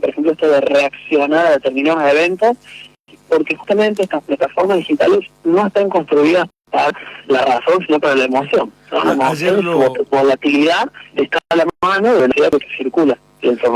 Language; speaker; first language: Spanish; native; Spanish